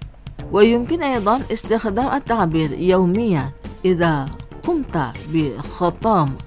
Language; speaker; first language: Arabic; non-native, fluent; Indonesian